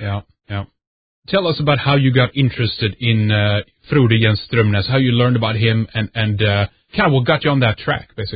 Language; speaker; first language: English; non-native, fluent; Swedish